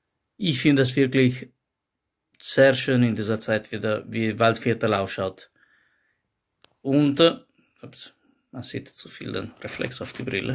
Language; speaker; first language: German; non-native, fluent; Italian